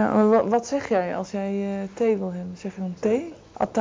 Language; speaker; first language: Dutch; native; Dutch